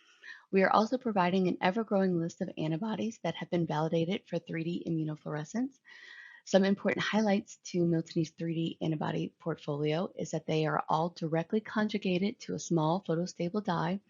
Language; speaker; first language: English; native; English